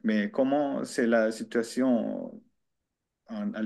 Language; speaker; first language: French; non-native, learner; Finnish